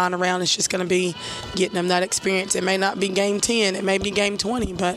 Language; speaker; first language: English; native; English